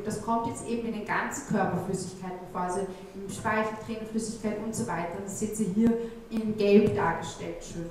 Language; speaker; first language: German; native; German